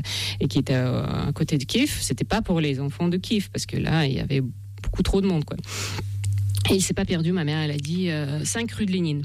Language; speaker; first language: French; non-native, fluent; Russian